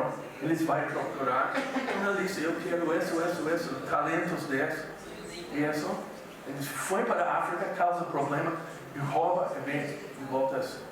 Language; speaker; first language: Portuguese; non-native, fluent; English